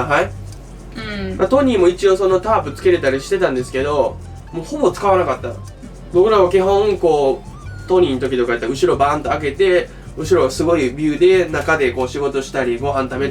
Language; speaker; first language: Japanese; native; Japanese